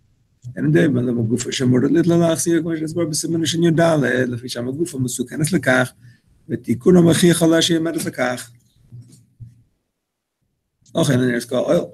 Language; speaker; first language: Hebrew; non-native, fluent; English